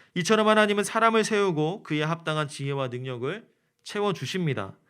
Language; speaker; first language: Korean; native; Korean